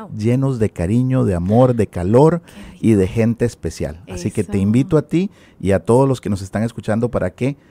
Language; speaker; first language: Spanish; native; Spanish